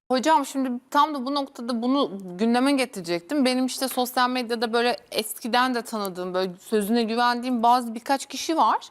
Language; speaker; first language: Turkish; native; Turkish